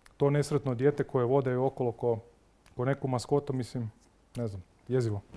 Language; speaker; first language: Croatian; native; Croatian